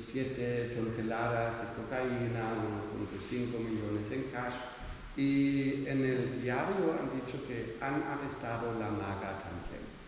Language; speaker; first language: Spanish; non-native, learner; Dutch